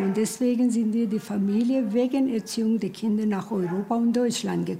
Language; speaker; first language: German; early bilingual, other home language; Persian